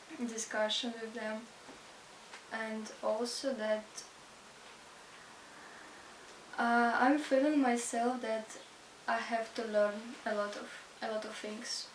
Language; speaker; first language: English; non-native, learner; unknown